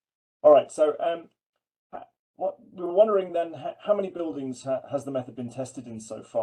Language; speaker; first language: English; native; English